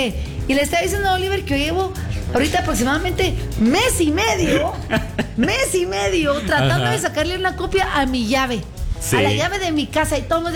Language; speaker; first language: Spanish; native; Spanish